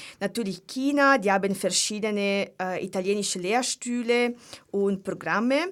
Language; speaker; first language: German; non-native, fluent; Italian